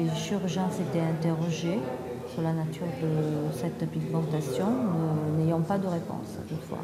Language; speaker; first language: French; non-native, fluent; Italian